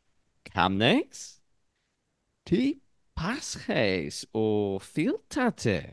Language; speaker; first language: Greek; non-native, learner; English